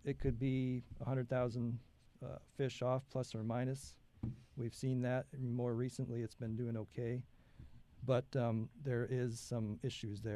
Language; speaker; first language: English; native; English